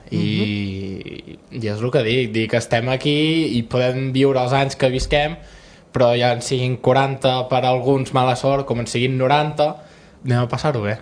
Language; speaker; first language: Catalan; native; Catalan